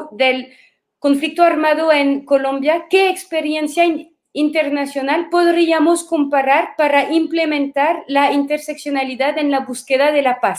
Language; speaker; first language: Spanish; non-native, fluent; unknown